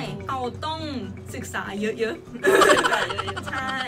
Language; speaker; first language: Thai; non-native, learner; Korean